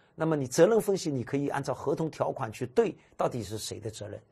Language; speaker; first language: Chinese; native; Chinese